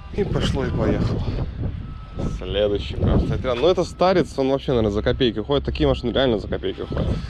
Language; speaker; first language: Russian; native; Russian